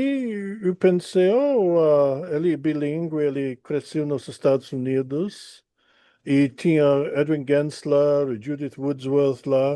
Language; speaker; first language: Portuguese; non-native, fluent; English